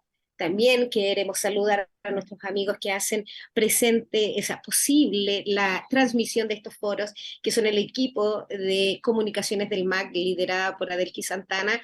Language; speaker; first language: Spanish; native; Spanish